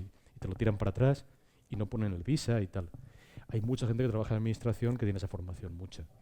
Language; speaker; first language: Spanish; native; Spanish